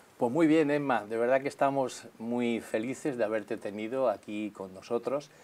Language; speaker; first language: Spanish; native; Spanish